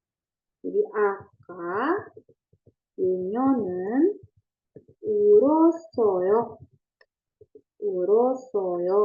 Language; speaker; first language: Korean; non-native, fluent; Indonesian